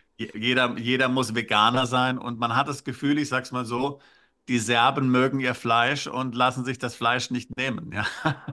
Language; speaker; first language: German; native; German